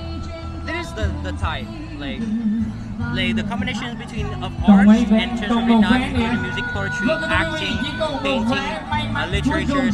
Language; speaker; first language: English; non-native, fluent; Vietnamese